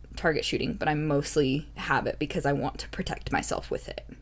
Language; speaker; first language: English; native; English